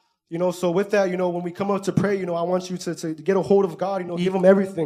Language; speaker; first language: English; early bilingual, other home language; Spanish